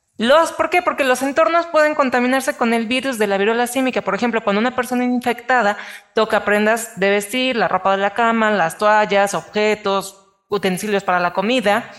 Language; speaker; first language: Spanish; native; Spanish